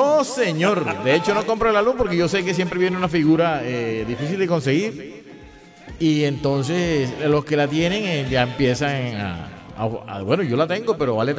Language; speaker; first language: Spanish; native; Spanish